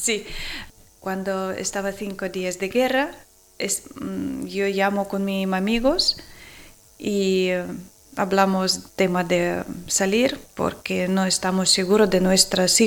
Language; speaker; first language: Spanish; non-native, learner; Ukrainian